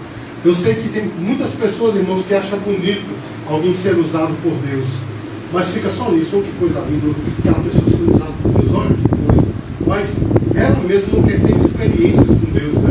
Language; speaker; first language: Portuguese; native; Portuguese